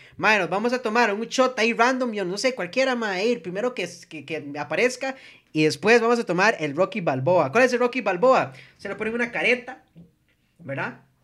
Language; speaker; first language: Spanish; native; Spanish